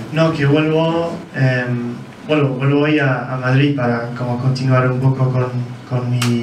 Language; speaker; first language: Spanish; non-native, fluent; English